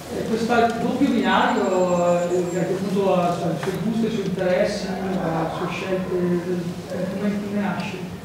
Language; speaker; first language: Italian; native; Italian